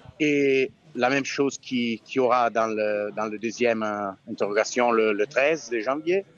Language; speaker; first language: French; non-native, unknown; Italian